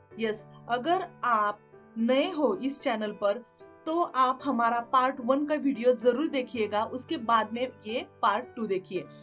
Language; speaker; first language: Hindi; non-native, local second language; Marathi